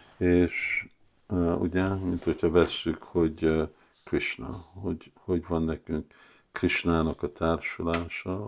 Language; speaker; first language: Hungarian; early bilingual, heritage; Hungarian